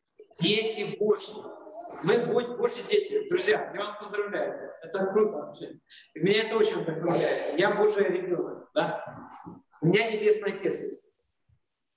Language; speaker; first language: Russian; native; Russian